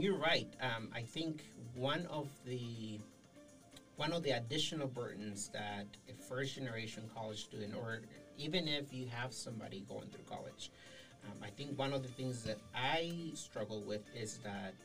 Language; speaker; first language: English; non-native, fluent; Spanish